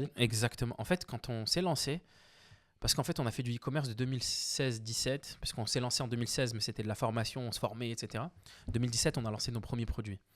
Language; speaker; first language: French; early bilingual, other home language; Arabic